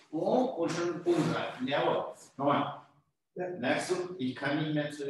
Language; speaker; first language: German; non-native, fluent; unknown